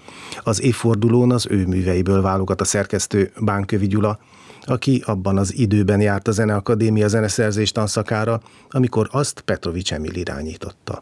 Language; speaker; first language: Hungarian; native; Hungarian